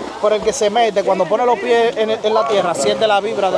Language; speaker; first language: Spanish; native; Spanish